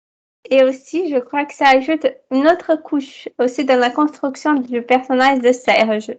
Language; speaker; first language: French; non-native, fluent; Portuguese